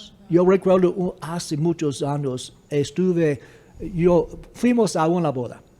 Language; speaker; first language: Spanish; non-native, fluent; English